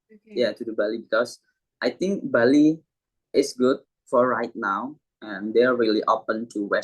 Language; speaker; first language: English; non-native, learner; Indonesian